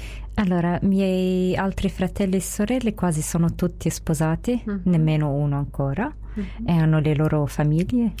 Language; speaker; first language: Italian; non-native, fluent; Arabic